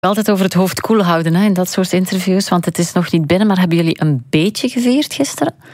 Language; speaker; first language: Dutch; native; Dutch